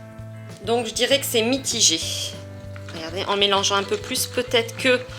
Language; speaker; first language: French; native; French